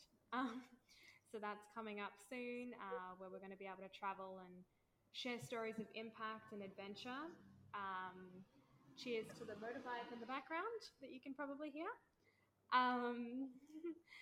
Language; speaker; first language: English; native; English